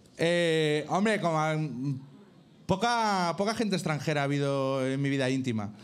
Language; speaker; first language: Spanish; native; Spanish